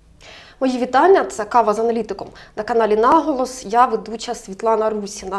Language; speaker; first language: Ukrainian; native; Ukrainian